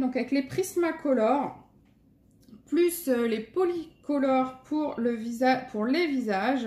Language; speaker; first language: French; native; French